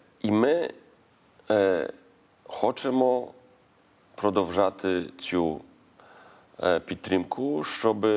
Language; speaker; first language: Ukrainian; non-native, learner; Polish